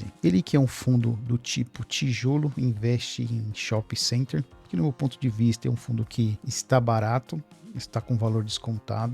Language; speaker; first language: Portuguese; native; Portuguese